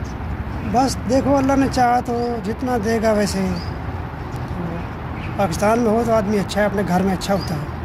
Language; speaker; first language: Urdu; non-native, local second language; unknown